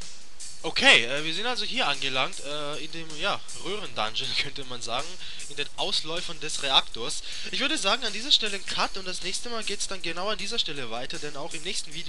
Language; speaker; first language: German; native; German